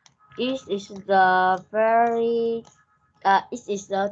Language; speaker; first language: English; non-native, learner; Vietnamese